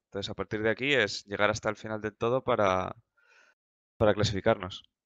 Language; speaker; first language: Spanish; native; Spanish